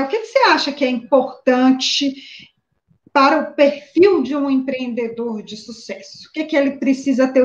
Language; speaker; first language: Portuguese; native; Portuguese